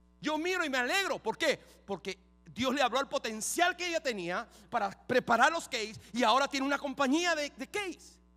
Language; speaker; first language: Spanish; native; Spanish